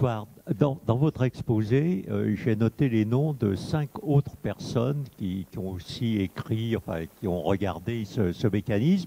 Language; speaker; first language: French; native; French